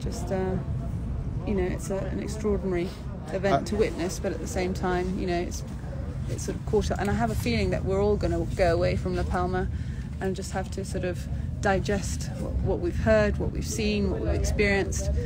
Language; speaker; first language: English; native; English